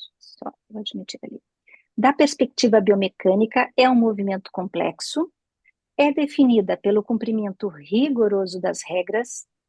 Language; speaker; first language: Portuguese; native; Portuguese